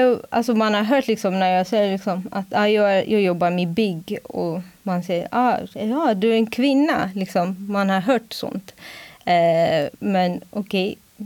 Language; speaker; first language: Swedish; non-native, fluent; Amharic